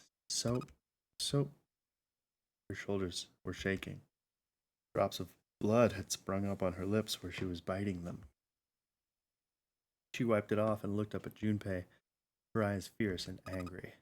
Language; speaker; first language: English; native; English